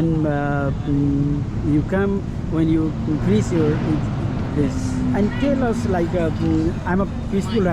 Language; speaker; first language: English; non-native, learner; Nepali